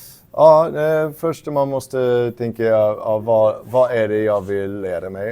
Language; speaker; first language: Swedish; non-native, fluent; English